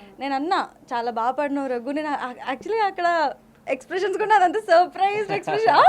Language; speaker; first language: Telugu; native; Telugu